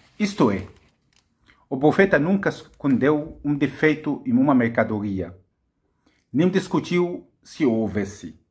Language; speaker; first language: Portuguese; non-native, fluent; Arabic